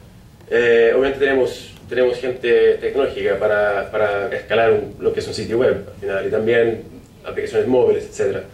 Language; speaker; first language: Spanish; non-native, fluent; Swedish